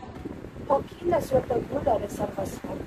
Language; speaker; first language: French; non-native, learner; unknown